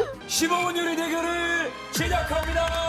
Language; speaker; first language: Korean; native; Korean